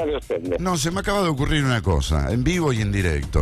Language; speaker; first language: Spanish; native; Spanish